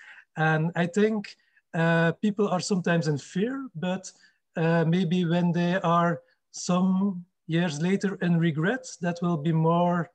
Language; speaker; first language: English; non-native, fluent; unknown